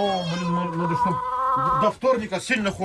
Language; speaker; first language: Russian; native; Russian